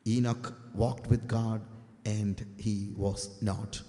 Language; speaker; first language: English; non-native, local second language; Malayalam